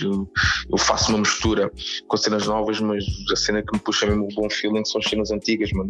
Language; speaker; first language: Portuguese; native; Portuguese